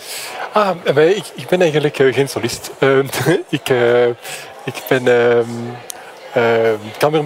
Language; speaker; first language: Dutch; non-native, fluent; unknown